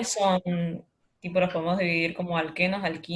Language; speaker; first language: Spanish; native; Spanish